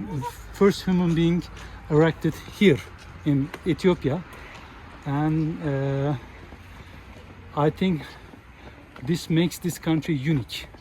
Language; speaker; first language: English; non-native, fluent; Turkish